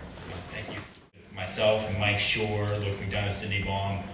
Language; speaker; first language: English; native; English